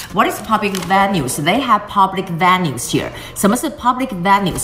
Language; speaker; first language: English; non-native, fluent; Chinese